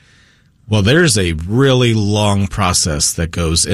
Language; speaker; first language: English; native; English